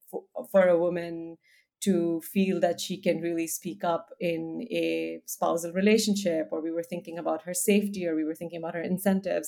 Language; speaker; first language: English; non-native, local second language; Hindi